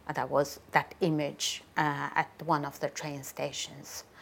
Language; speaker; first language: English; non-native, fluent; Chinese